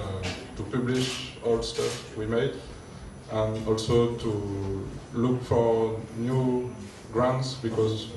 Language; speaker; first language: English; non-native, learner; French